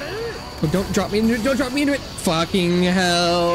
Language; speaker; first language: English; native; English